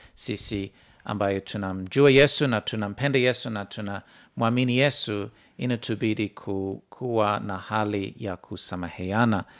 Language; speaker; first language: Swahili; non-native, fluent; English